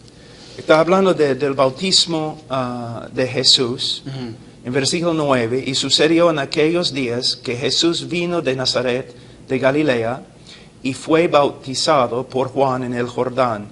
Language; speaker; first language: Spanish; non-native, fluent; English